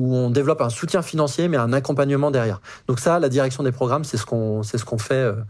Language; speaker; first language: French; native; French